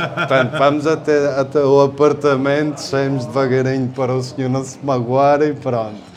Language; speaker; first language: Portuguese; early bilingual, other home language; Spanish